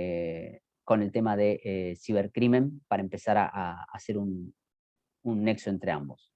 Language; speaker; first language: Spanish; native; Spanish